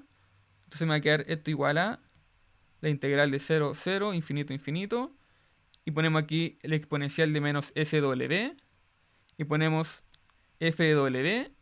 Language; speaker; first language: Spanish; native; Spanish